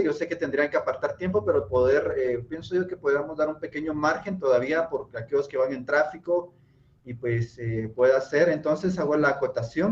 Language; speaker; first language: Spanish; native; Spanish